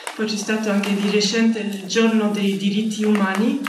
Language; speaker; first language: Italian; non-native, learner; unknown